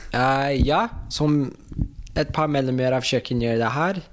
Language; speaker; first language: Norwegian; non-native, fluent; English